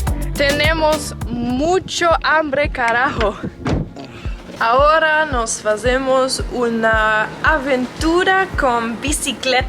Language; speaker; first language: Spanish; non-native, learner; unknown